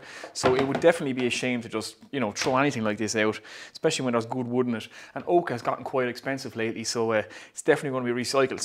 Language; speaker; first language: English; native; English